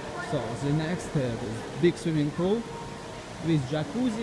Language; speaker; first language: English; non-native, learner; Russian